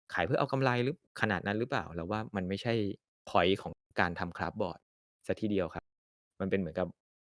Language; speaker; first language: Thai; native; Thai